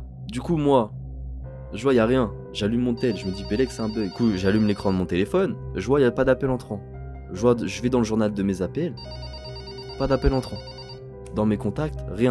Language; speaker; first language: French; native; French